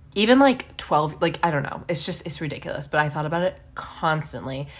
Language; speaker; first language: English; native; English